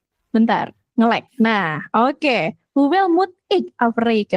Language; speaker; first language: Dutch; non-native, fluent; Indonesian